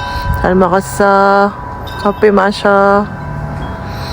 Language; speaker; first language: Korean; non-native, fluent; Filipino